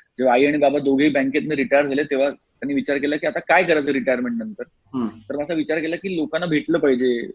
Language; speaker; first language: Marathi; native; Marathi